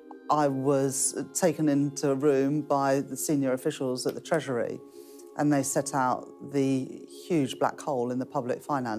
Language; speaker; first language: English; native; English